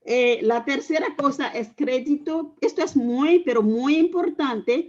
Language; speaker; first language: Spanish; non-native, fluent; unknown